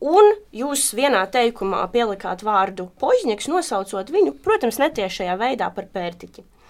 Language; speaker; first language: Latvian; non-native, local second language; Russian